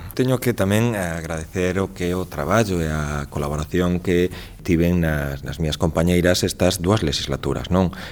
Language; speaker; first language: Galician; native; Galician